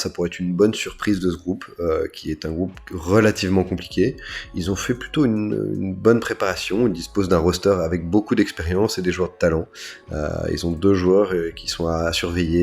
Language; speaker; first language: French; native; French